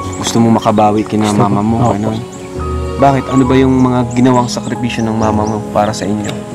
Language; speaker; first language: Filipino; native; Filipino